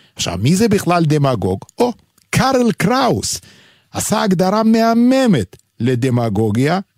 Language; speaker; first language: Hebrew; non-native, fluent; Lithuanian